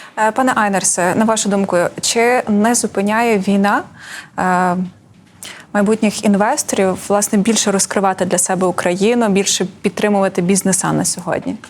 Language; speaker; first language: Ukrainian; native; Ukrainian